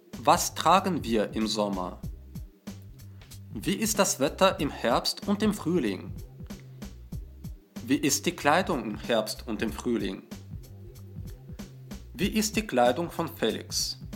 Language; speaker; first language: German; non-native, fluent; Russian